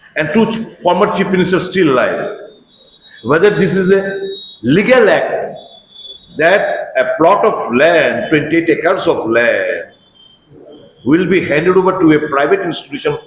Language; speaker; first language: English; non-native, local second language; Bangla